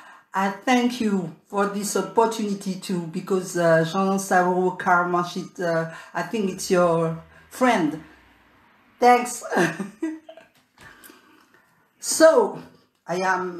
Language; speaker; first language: English; non-native, learner; French